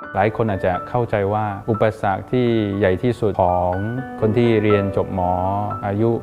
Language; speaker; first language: Thai; non-native, fluent; Malay